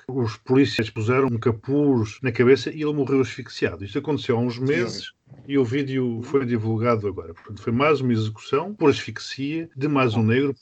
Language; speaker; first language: Portuguese; native; Portuguese